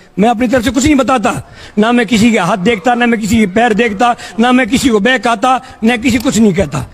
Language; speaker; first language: Hindi; native; Hindi